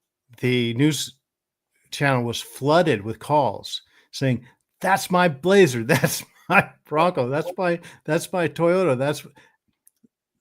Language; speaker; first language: English; native; English